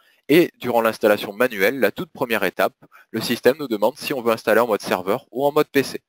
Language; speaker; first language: French; native; French